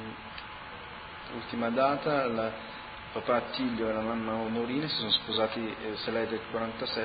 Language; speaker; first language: Italian; native; Italian